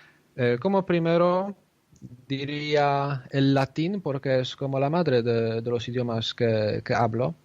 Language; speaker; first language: Spanish; non-native, fluent; Polish